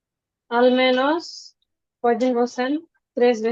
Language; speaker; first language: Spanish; non-native, fluent; Bangla